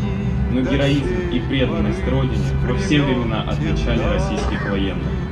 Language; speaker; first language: Russian; native; Russian